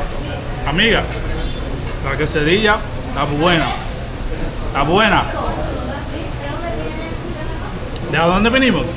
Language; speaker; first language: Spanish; early bilingual, other home language; English